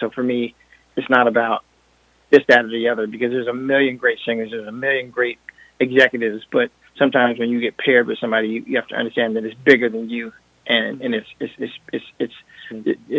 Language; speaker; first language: English; non-native, fluent; French